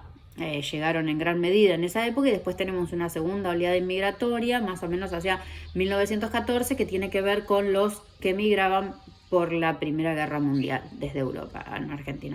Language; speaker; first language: Spanish; native; Spanish